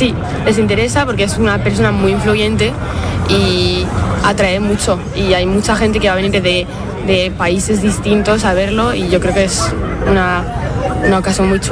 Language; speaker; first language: Spanish; non-native, fluent; French